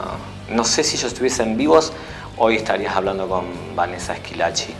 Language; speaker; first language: Spanish; native; Spanish